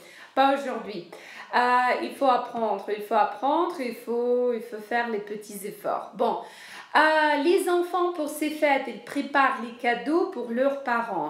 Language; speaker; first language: French; non-native, fluent; Ukrainian